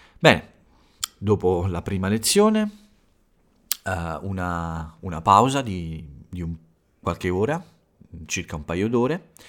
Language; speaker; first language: Italian; native; Italian